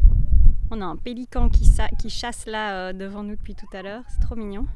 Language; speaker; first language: French; native; French